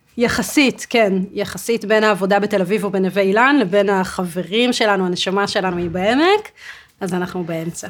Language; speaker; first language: Hebrew; native; Hebrew